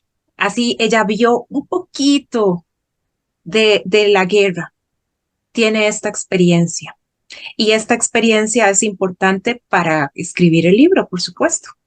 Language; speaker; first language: Spanish; non-native, fluent; Portuguese